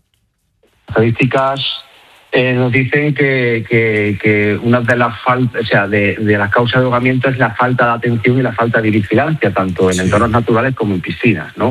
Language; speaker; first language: Spanish; native; Spanish